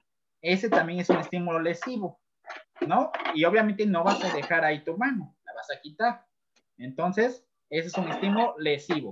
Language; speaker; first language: Spanish; native; Spanish